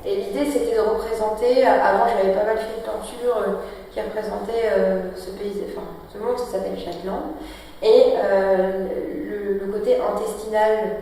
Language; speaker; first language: French; native; French